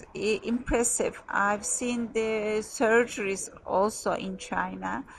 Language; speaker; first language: English; non-native, fluent; Turkish